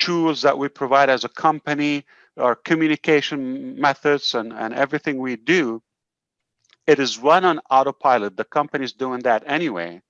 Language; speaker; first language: English; non-native, fluent; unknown